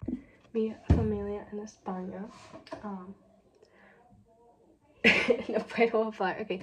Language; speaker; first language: Spanish; non-native, learner; English